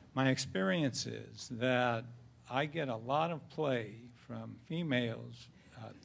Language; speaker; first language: English; native; English